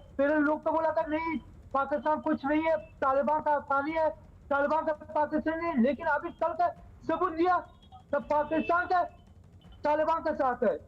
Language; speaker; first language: Hindi; non-native, learner; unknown